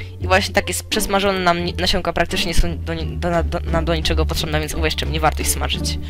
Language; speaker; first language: Polish; native; Polish